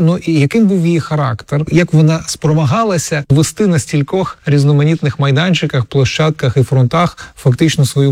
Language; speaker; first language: Ukrainian; native; Ukrainian